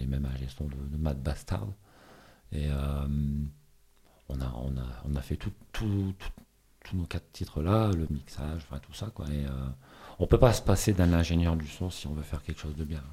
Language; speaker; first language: French; native; French